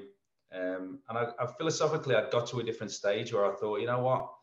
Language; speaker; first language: English; native; English